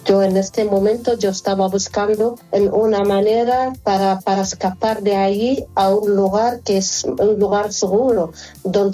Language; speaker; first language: Spanish; non-native, learner; Arabic